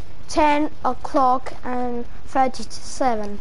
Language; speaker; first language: English; non-native, learner; Portuguese